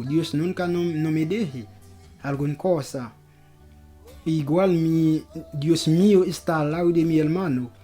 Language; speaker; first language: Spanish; non-native, local second language; Haitian Creole